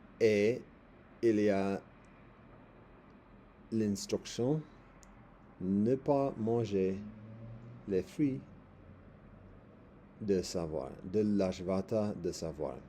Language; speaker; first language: French; non-native, learner; English